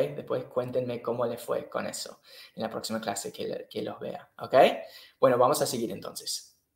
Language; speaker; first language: Spanish; non-native, fluent; English